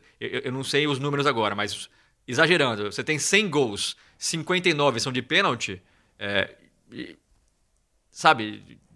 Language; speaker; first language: Portuguese; native; Portuguese